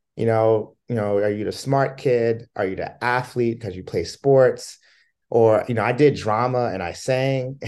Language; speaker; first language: English; native; English